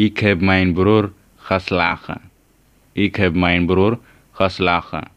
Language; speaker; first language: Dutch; non-native, learner; Tigrinya